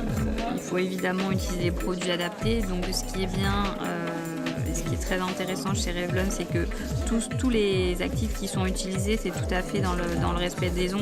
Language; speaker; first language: French; native; French